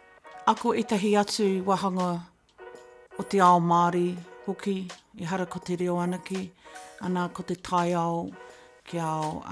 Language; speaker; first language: Māori; non-native, local second language; English